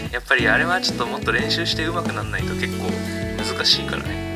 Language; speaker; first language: Japanese; native; Japanese